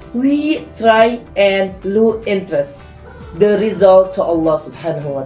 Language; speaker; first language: English; non-native, learner; Indonesian